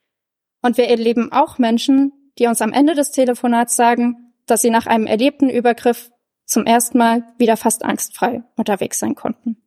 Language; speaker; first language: German; native; German